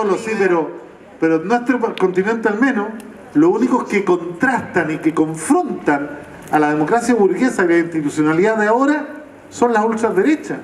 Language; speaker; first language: Spanish; native; Spanish